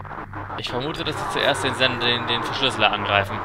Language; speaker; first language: German; native; German